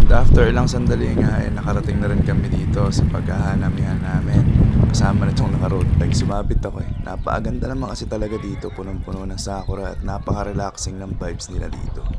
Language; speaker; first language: Filipino; native; Filipino